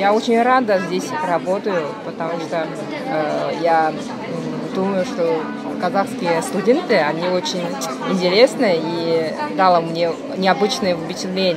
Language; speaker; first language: Russian; non-native, learner; Chinese